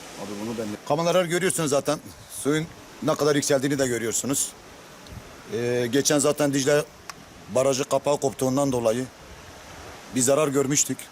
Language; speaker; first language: Turkish; native; Turkish